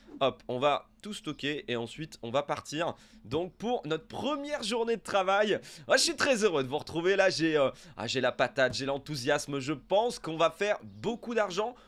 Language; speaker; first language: French; native; French